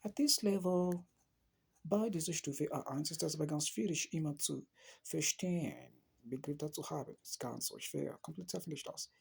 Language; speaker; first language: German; non-native, learner; English